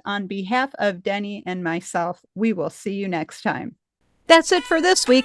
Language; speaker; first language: English; native; English